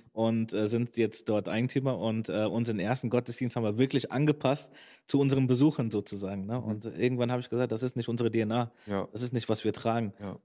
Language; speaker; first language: German; native; German